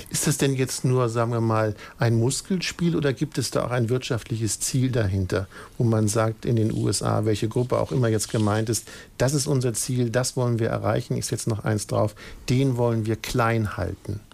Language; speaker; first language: German; native; German